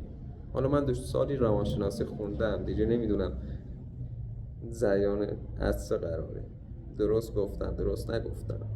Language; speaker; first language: Persian; native; Persian